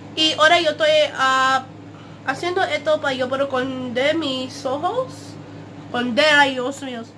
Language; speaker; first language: Spanish; early bilingual, heritage; Spanish